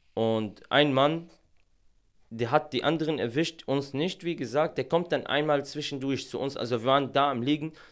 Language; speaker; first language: German; non-native, fluent; Arabic